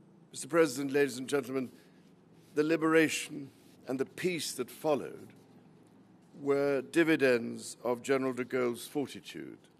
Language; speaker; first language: English; native; English